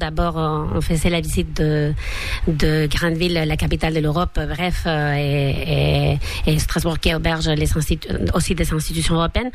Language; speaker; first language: French; non-native, fluent; Spanish